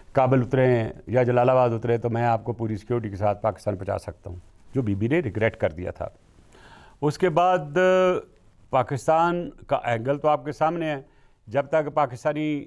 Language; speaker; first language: Urdu; non-native, local second language; Punjabi